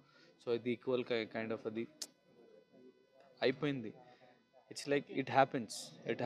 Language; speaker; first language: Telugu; non-native, local second language; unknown